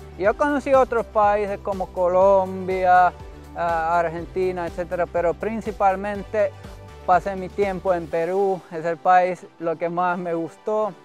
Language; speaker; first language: Spanish; non-native, fluent; Finnish